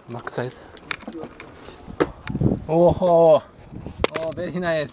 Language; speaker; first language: English; non-native, learner; Japanese